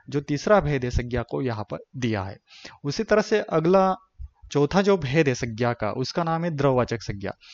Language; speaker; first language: Hindi; non-native, local second language; Marathi